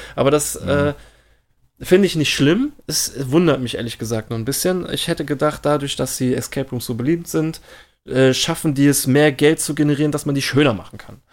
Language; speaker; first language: German; native; German